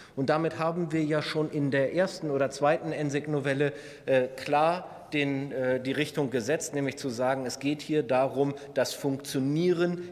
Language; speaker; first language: German; native; German